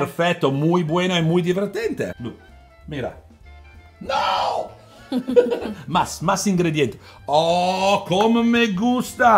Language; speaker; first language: Spanish; non-native, learner; Italian